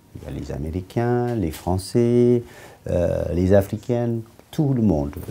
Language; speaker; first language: French; non-native, fluent; Amharic